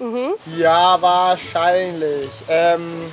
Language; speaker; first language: German; native; German